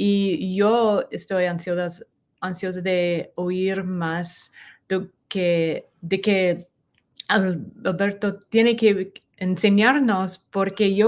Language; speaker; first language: Spanish; non-native, learner; English